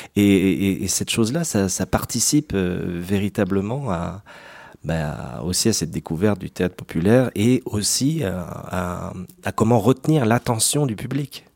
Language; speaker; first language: French; native; French